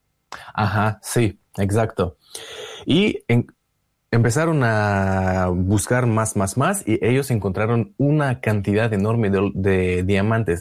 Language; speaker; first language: Spanish; non-native, learner; Russian